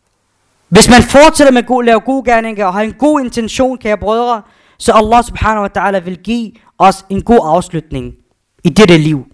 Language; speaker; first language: Danish; non-native, fluent; Arabic